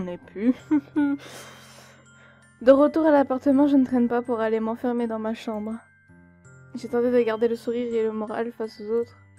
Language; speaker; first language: French; native; French